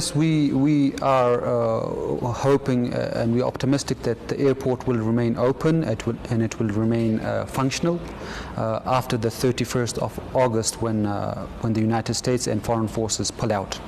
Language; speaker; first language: English; non-native, fluent; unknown